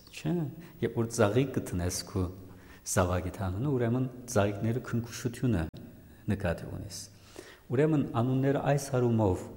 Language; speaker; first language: Armenian; native; Armenian